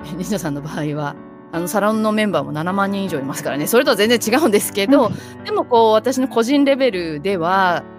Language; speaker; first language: Japanese; native; Japanese